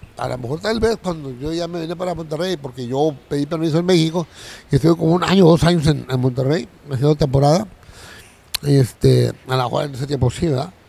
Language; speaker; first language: Spanish; native; Spanish